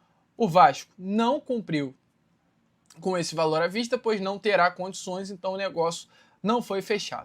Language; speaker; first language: Portuguese; native; Portuguese